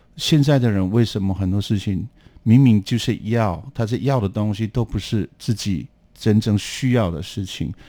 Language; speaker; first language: Chinese; non-native, local second language; Amis